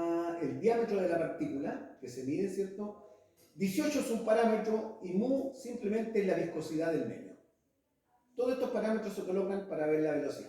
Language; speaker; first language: Spanish; native; Spanish